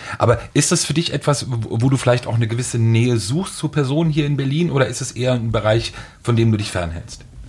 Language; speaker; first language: German; native; German